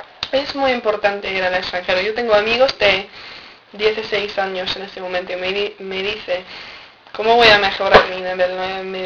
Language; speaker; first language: Spanish; non-native, fluent; English